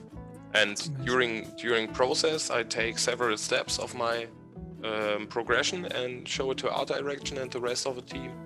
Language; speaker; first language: English; non-native, fluent; German